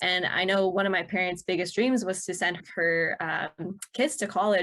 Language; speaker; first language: English; native; English